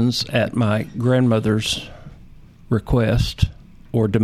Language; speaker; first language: English; native; English